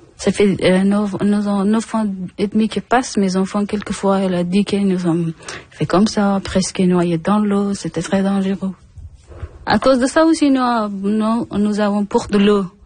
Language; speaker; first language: French; non-native, learner; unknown